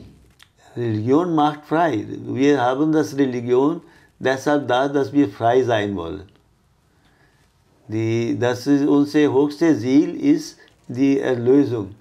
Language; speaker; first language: German; non-native, fluent; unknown